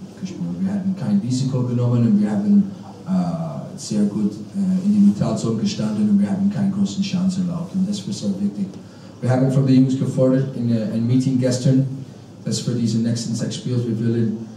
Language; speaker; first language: German; non-native, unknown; English